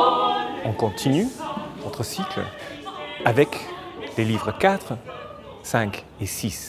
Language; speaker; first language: French; non-native, fluent; English